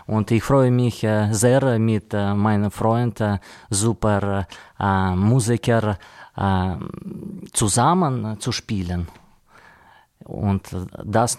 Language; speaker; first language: German; non-native, learner; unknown